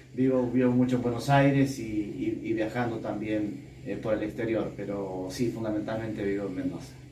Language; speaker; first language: Spanish; native; Spanish